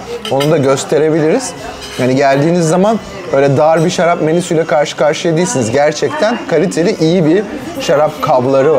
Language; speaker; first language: Turkish; native; Turkish